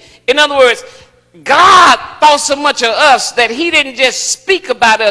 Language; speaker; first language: English; native; English